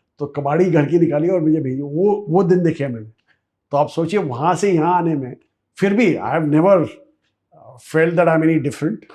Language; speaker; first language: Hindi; non-native, local second language; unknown